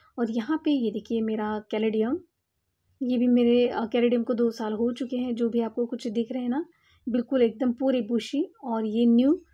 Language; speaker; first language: Hindi; non-native, local second language; Marathi